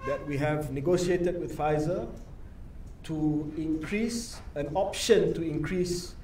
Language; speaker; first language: English; non-native, local second language; Malay